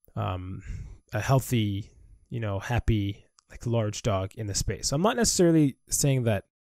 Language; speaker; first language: English; native; English